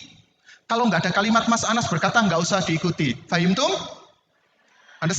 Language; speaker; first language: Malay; non-native, local second language; Javanese